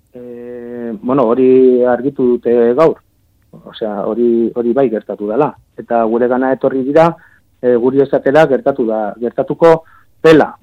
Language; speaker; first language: Basque; non-native, local second language; Spanish